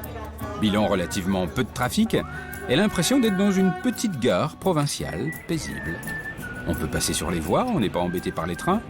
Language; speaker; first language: French; native; French